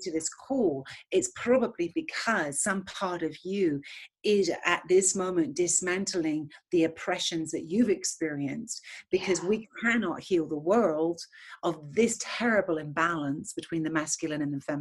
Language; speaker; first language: English; native; English